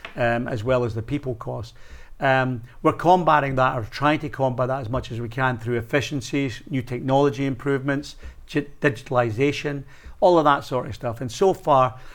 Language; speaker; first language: English; native; English